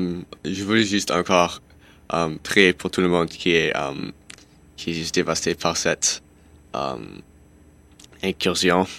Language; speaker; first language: French; non-native, local second language; English